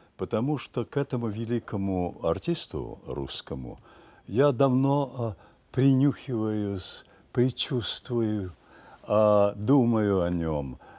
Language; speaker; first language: Russian; native; Russian